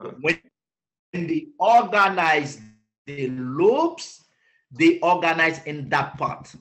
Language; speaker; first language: English; non-native, learner; Haitian Creole